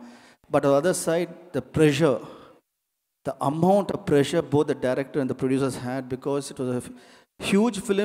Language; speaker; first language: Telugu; non-native, learner; Tamil